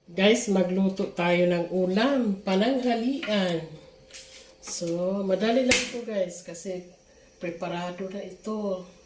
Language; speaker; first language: Filipino; non-native, local second language; Cebuano